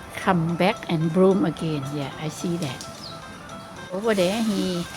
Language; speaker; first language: English; non-native, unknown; Thai